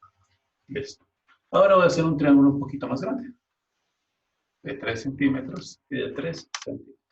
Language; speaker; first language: Spanish; native; Spanish